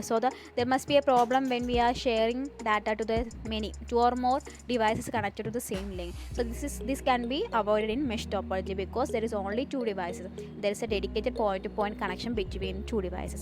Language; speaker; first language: English; non-native, local second language; Malayalam